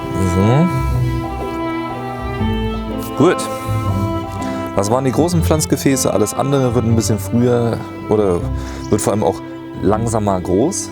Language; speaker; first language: German; native; German